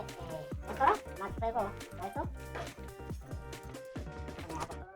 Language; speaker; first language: Spanish; non-native, learner; Korean